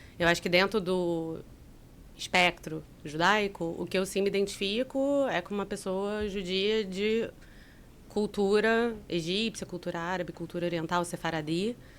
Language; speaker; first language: Portuguese; native; Portuguese